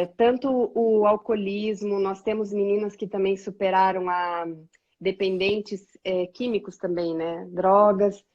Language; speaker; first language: Portuguese; native; Portuguese